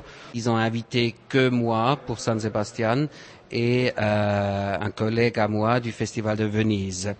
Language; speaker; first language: French; non-native, fluent; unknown